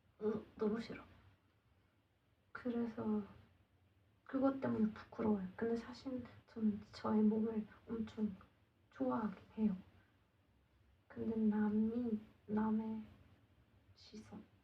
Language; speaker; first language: Korean; non-native, learner; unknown